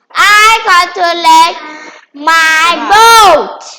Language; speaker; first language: English; non-native, learner; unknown